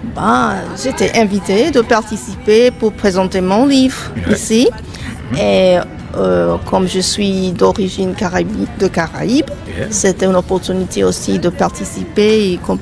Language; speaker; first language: French; non-native, fluent; English